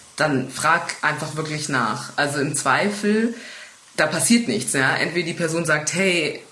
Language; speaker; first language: German; native; German